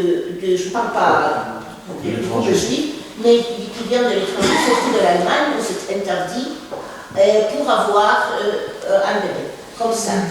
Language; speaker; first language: French; non-native, fluent; Russian